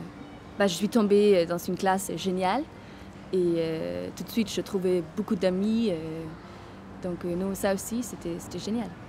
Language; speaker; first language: French; non-native, fluent; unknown